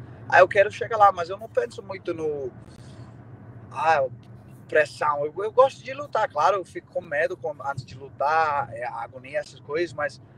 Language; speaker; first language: Portuguese; non-native, fluent; English